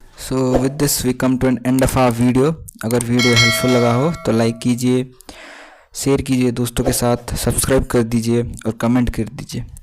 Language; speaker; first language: Hindi; native; Hindi